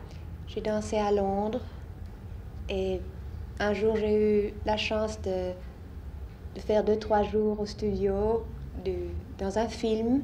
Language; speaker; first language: French; non-native, fluent; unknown